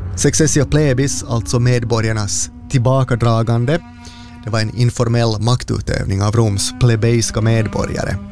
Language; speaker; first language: Swedish; native; Swedish